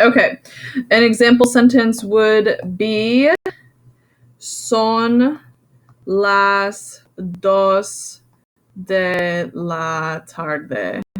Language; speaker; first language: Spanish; non-native, fluent; English